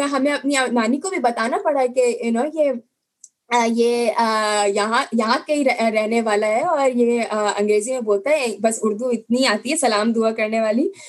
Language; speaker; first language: Urdu; native; Urdu